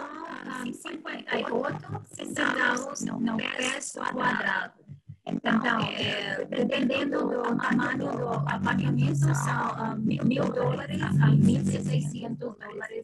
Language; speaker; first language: Portuguese; non-native, learner; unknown